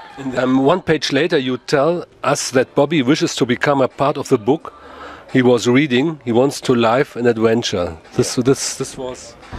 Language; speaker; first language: English; non-native, fluent; German